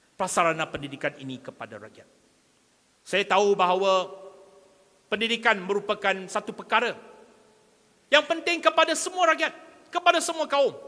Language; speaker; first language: Malay; non-native, local second language; Chinese